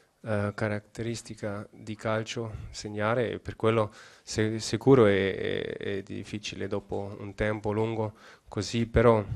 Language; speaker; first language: Italian; non-native, learner; German